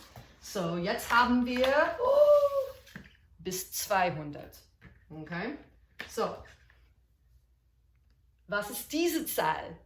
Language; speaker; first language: German; non-native, fluent; English